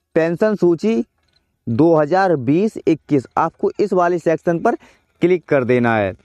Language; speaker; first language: Hindi; native; Hindi